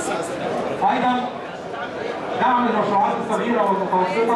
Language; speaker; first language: Arabic; native; Arabic